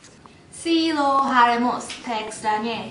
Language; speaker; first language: Spanish; non-native, learner; English